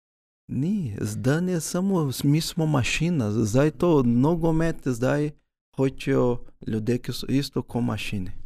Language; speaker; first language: Slovenian; early bilingual, other home language; Portuguese